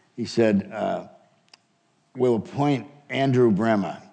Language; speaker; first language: English; native; English